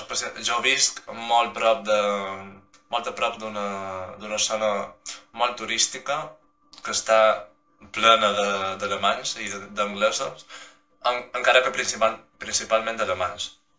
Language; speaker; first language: Catalan; non-native, local second language; Spanish